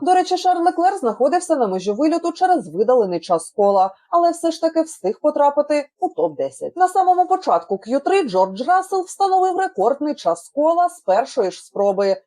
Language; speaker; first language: Ukrainian; native; Ukrainian